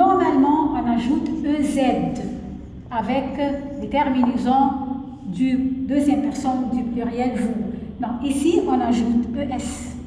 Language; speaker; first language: French; non-native, fluent; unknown